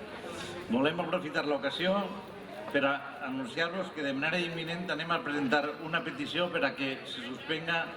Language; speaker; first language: Catalan; native; Catalan